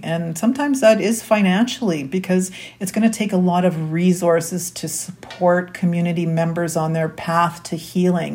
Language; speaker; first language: English; native; English